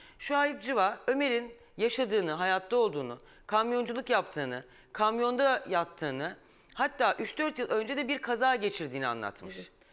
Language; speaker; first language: Turkish; native; Turkish